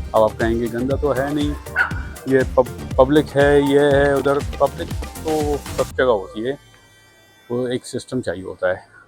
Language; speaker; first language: Hindi; non-native, fluent; Punjabi